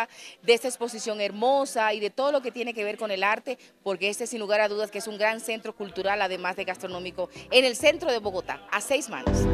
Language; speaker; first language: Spanish; native; Spanish